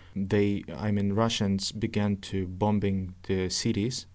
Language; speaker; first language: English; non-native, fluent; Russian